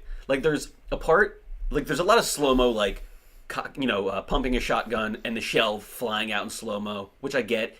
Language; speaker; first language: English; native; English